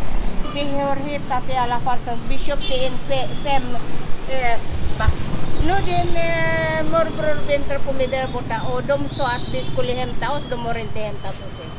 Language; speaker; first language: Swedish; non-native, learner; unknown